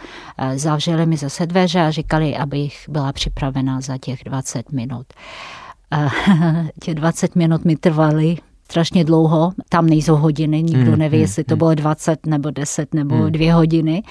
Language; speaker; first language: Czech; non-native, fluent; Russian